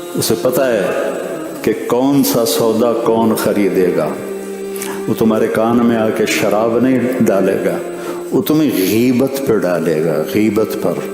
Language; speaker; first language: Urdu; non-native, local second language; Punjabi